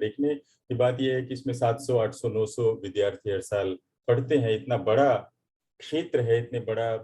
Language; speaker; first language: Hindi; native; Hindi